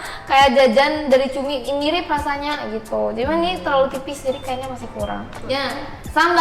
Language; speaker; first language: Indonesian; early bilingual, other home language; Japanese